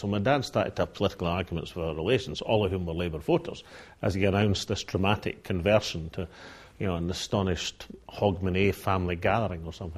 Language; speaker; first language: English; native; English